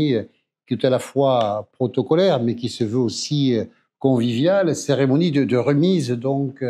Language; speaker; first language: French; native; French